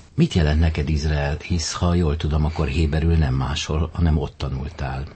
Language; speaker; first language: Hungarian; native; Hungarian